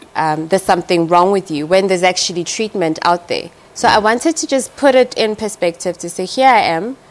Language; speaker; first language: English; non-native, local second language; Tswana